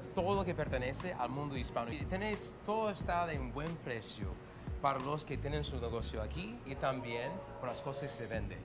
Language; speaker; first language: Spanish; non-native, fluent; English